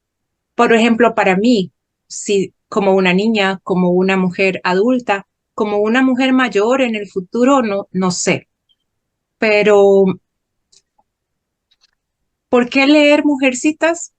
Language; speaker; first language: Spanish; non-native, fluent; Portuguese